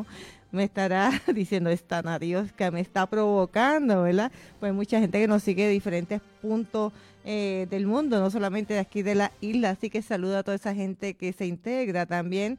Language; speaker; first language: Spanish; native; Spanish